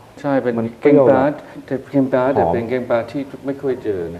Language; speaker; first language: Thai; non-native, fluent; English